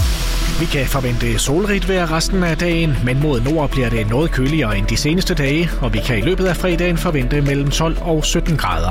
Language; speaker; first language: Danish; native; Danish